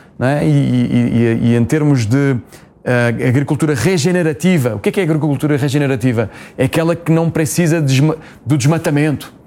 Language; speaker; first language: Portuguese; native; Portuguese